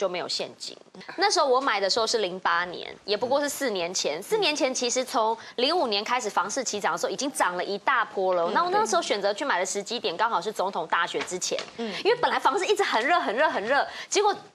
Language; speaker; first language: Chinese; native; Chinese